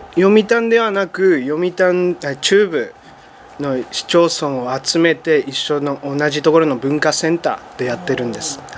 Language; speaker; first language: Japanese; early bilingual, other home language; Spanish